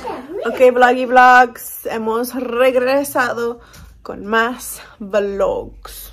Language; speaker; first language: Spanish; early bilingual, heritage; Spanish